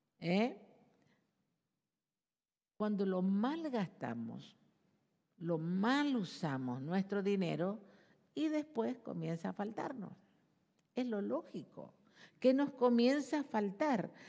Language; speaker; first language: Spanish; native; Spanish